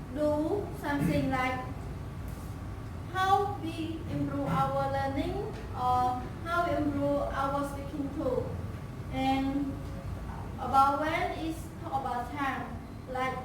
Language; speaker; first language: English; non-native, learner; Khmer